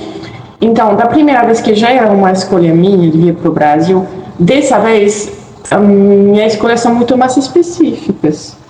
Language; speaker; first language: Portuguese; non-native, fluent; French